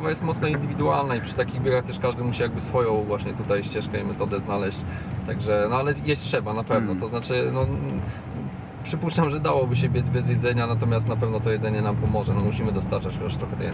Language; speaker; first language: Polish; native; Polish